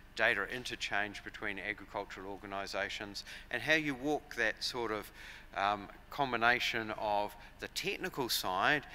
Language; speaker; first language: English; native; English